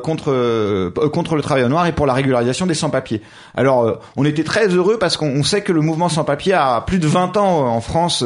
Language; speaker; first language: French; native; French